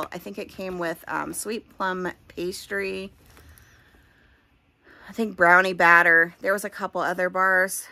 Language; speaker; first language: English; native; English